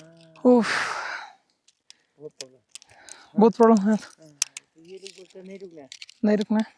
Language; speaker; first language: Hindi; non-native, local second language; Kannada